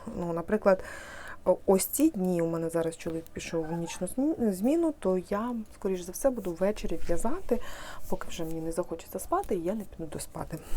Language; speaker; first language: Ukrainian; native; Ukrainian